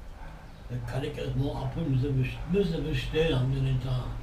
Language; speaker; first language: German; native; German